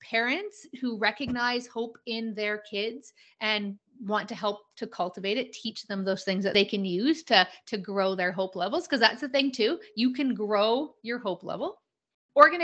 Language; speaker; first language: English; native; English